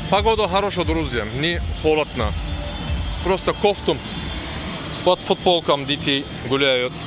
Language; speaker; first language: Russian; non-native, learner; Turkish